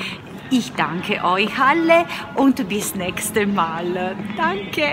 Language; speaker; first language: German; non-native, learner; Italian